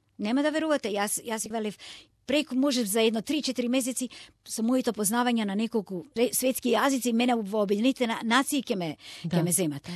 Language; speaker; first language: Macedonian; non-native, local second language; Turkish